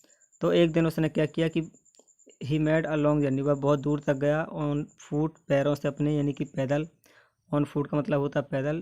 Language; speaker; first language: Hindi; native; Hindi